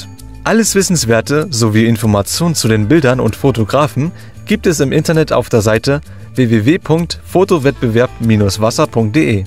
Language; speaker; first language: German; native; German